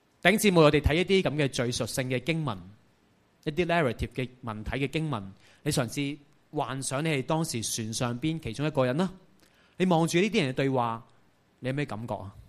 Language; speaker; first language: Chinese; non-native, local second language; Cantonese